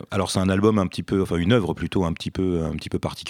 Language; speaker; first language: French; native; French